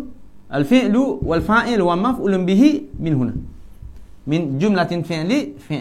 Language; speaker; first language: Arabic; non-native, fluent; Malay